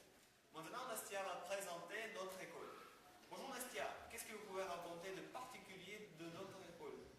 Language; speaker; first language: French; non-native, fluent; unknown